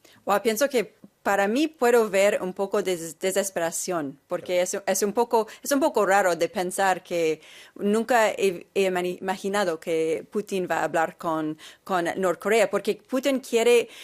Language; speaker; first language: Spanish; non-native, fluent; English